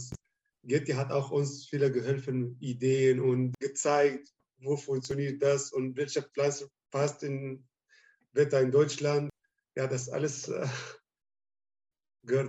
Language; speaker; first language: German; non-native, learner; Arabic